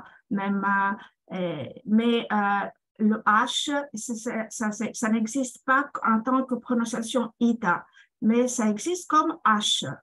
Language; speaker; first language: French; non-native, fluent; Greek